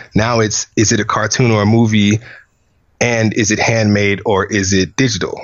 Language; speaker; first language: English; native; English